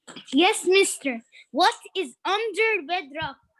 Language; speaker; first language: English; non-native, learner; Arabic